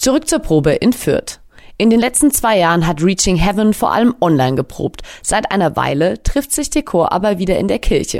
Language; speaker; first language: German; native; German